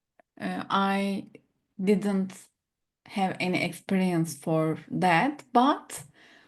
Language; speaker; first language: English; non-native, learner; Turkish